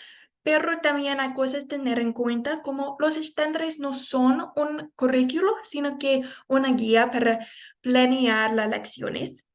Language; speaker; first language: Spanish; non-native, fluent; English